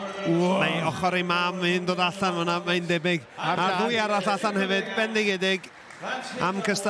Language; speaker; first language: Welsh; native; Welsh